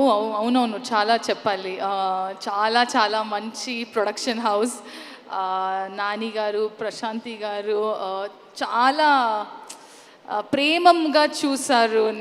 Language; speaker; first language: Telugu; non-native, learner; Kannada